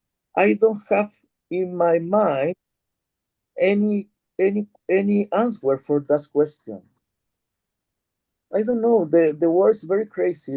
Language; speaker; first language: English; non-native, learner; Spanish